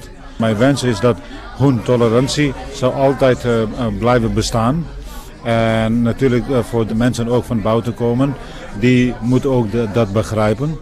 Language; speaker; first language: Dutch; non-native, fluent; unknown